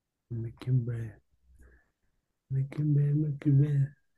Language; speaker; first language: English; non-native, learner; Spanish